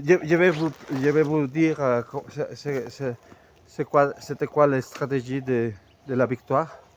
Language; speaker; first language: French; non-native, fluent; Spanish